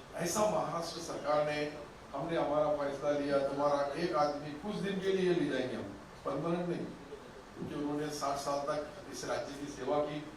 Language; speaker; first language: Hindi; non-native, local second language; Urdu